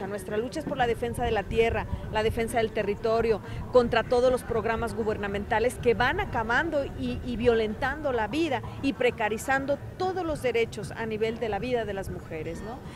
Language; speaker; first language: Spanish; native; Spanish